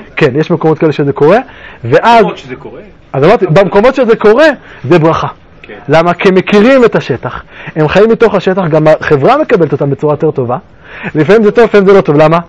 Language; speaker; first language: Hebrew; native; Hebrew